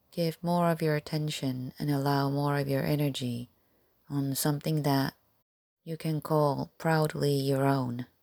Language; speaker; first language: English; non-native, fluent; Korean